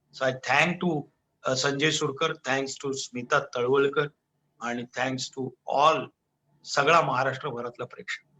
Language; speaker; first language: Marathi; non-native, local second language; Gujarati